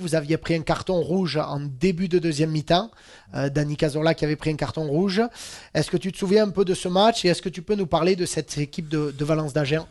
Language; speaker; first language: French; native; French